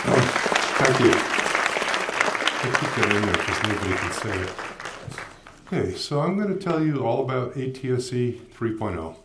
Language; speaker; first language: English; native; English